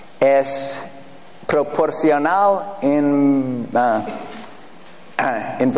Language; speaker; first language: Spanish; non-native, fluent; English